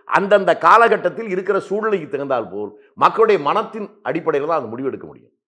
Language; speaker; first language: Tamil; native; Tamil